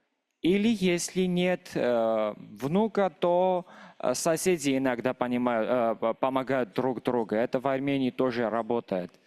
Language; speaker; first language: Russian; non-native, local second language; Armenian